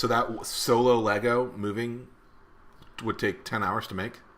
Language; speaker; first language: English; native; English